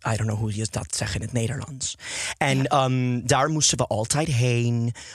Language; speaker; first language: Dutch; non-native, fluent; English